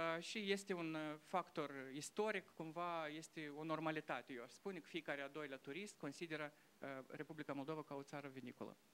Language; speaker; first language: Romanian; non-native, local second language; Russian